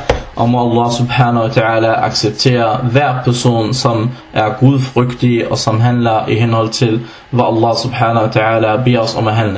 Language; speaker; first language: Danish; non-native, fluent; Arabic